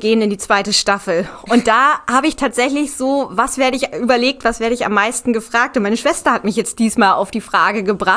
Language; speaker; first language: German; native; German